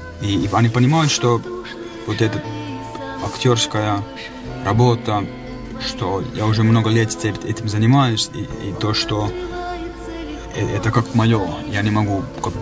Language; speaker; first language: Russian; non-native, fluent; Finnish